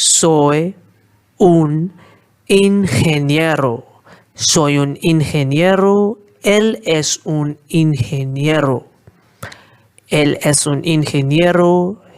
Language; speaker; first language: Spanish; non-native, fluent; Hindi